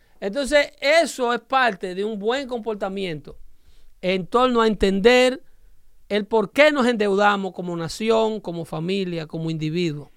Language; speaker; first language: Spanish; native; Spanish